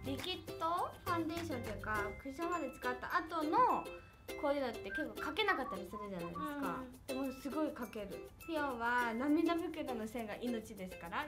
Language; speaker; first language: Japanese; non-native, fluent; Korean